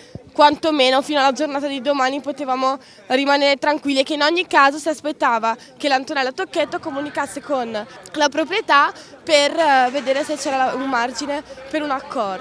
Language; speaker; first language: Italian; native; Italian